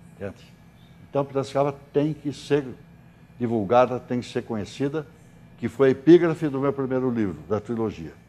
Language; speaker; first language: Portuguese; native; Portuguese